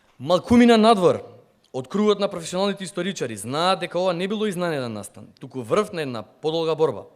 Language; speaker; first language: Macedonian; non-native, local second language; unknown